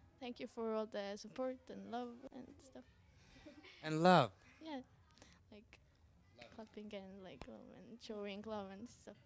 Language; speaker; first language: English; non-native, fluent; Estonian